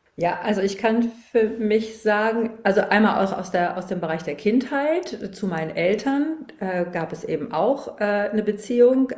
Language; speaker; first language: German; native; German